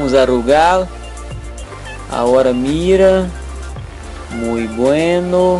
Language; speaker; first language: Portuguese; non-native, learner; Spanish